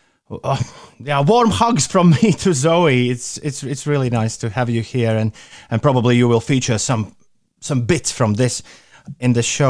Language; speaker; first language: English; non-native, fluent; Latvian